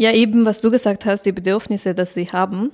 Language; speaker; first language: German; non-native, fluent; Persian